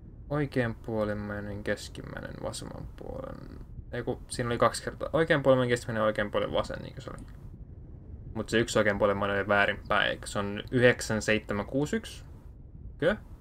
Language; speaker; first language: Finnish; native; Finnish